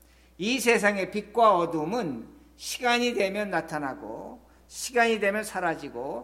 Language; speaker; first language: Korean; native; Korean